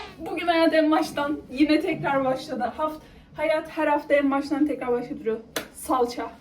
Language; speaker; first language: Turkish; native; Turkish